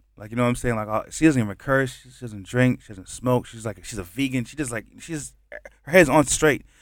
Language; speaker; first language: English; early bilingual, other home language; Haitian Creole